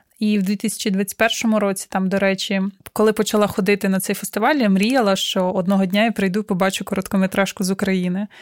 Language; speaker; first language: Ukrainian; native; Ukrainian